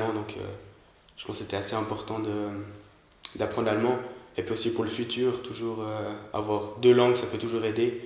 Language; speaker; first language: French; native; French